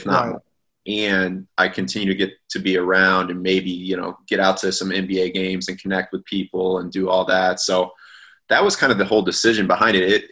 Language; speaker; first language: English; native; English